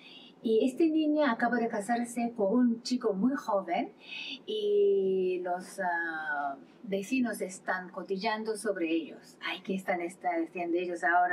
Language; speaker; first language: Spanish; non-native, learner; Japanese